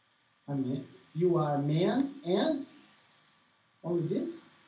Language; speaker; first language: English; non-native, learner; Portuguese